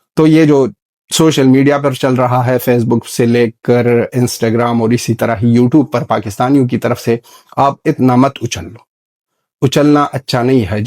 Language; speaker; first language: Urdu; non-native, fluent; Pashto